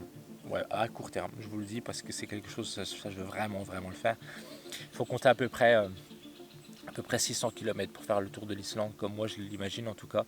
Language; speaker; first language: French; native; French